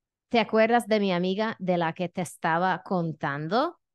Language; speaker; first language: Spanish; non-native, fluent; English